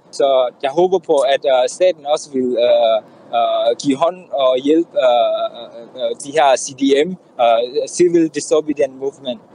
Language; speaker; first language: Danish; non-native, fluent; Hakha Chin